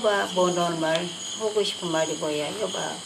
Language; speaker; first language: Korean; native; Korean